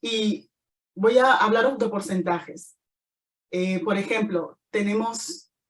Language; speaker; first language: Spanish; native; Spanish